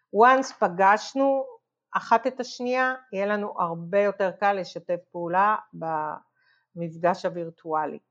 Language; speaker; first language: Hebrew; native; Hebrew